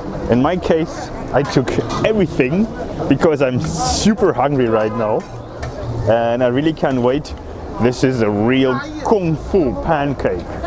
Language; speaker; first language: English; non-native, fluent; German